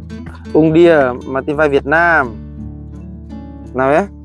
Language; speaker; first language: Portuguese; non-native, learner; Vietnamese